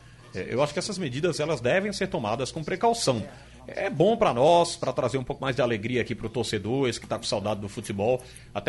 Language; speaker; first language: Portuguese; native; Portuguese